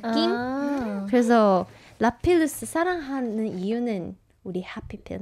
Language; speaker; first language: Korean; non-native, fluent; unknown